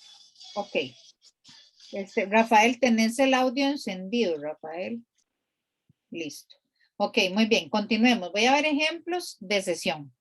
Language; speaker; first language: Spanish; native; Spanish